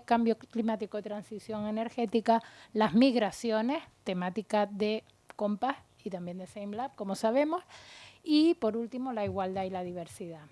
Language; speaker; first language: Spanish; native; Spanish